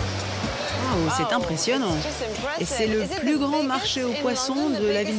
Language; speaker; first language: French; native; French